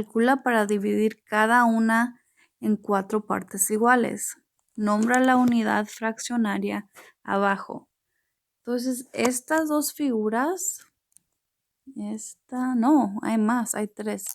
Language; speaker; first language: Spanish; early bilingual, heritage; Spanish